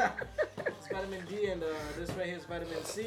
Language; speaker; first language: English; non-native, local second language; Swahili